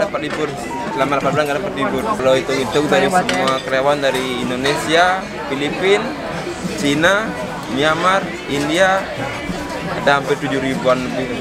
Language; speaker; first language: Indonesian; non-native, local second language; Balinese